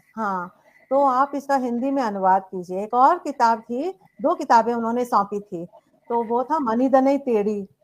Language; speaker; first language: Hindi; non-native, local second language; Tamil